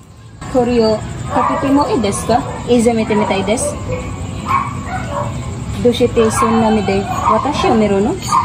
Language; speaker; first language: Japanese; non-native, learner; Filipino